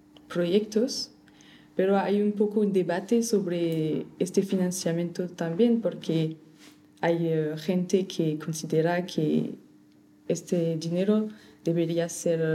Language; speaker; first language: Spanish; non-native, fluent; French